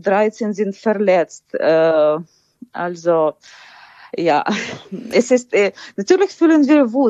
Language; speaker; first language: German; non-native, fluent; Ukrainian